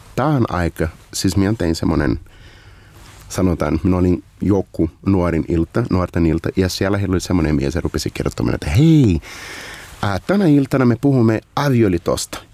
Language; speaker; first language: Finnish; non-native, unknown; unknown